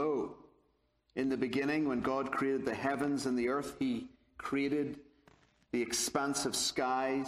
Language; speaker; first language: English; native; English